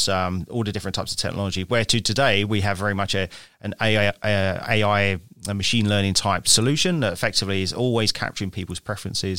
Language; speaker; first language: English; native; English